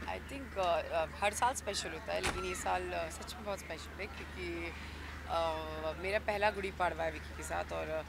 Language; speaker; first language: Hindi; native; Hindi